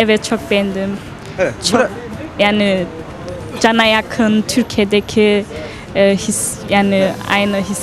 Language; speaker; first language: Turkish; early bilingual, other home language; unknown